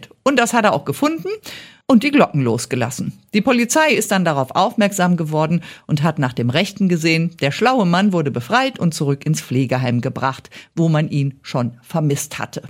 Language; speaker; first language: German; native; German